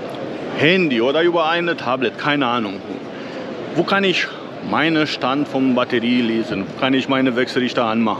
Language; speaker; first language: German; non-native, fluent; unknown